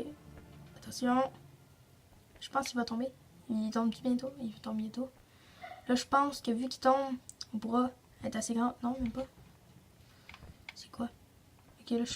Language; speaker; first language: French; native; French